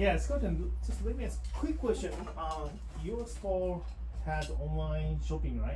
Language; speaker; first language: English; non-native, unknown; Japanese